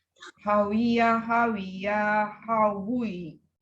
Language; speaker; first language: Arabic; non-native, learner; Indonesian